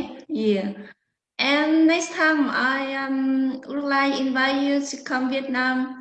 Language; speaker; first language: English; non-native, learner; Vietnamese